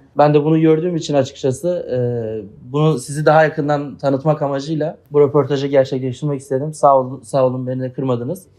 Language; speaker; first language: Turkish; native; Turkish